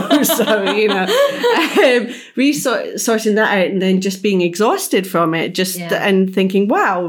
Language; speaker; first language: English; native; English